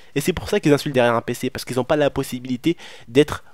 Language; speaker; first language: French; early bilingual, other home language; Arabic